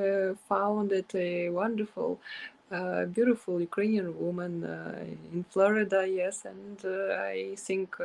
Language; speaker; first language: English; non-native, learner; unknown